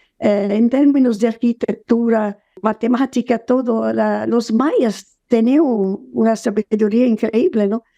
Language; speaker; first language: Spanish; non-native, fluent; Portuguese